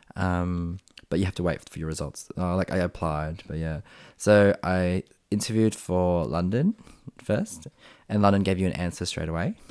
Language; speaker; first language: English; non-native, local second language; Vietnamese